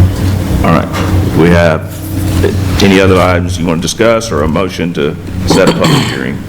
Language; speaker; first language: English; native; English